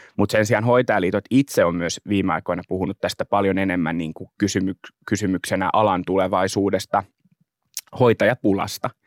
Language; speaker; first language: Finnish; native; Finnish